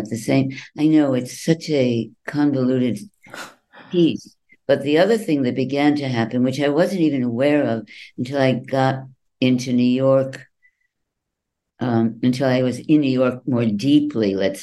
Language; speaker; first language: English; native; English